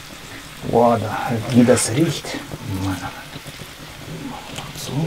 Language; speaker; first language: German; non-native, fluent; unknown